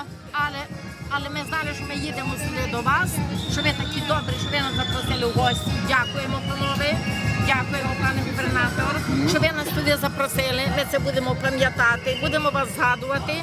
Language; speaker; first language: Czech; non-native, learner; Ukrainian